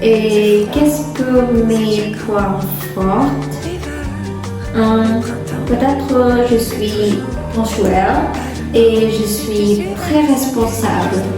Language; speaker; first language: French; non-native, learner; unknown